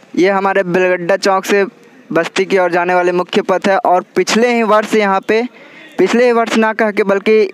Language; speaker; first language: Hindi; native; Hindi